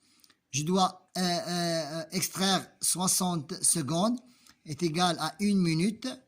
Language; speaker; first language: French; non-native, local second language; Arabic